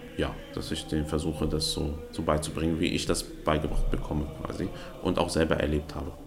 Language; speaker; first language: German; early bilingual, other home language; Arabic